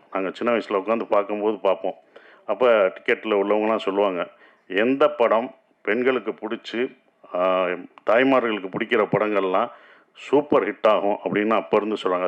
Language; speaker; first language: Tamil; native; Tamil